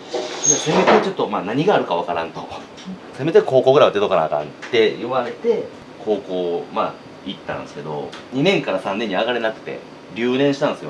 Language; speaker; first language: Japanese; native; Japanese